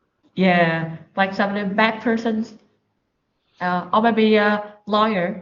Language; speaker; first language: English; non-native, learner; Vietnamese